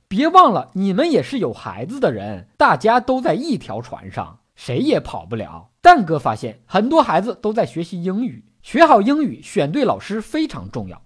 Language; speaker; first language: Chinese; native; Chinese